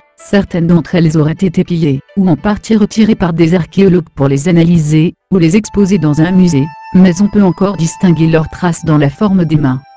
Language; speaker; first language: French; native; French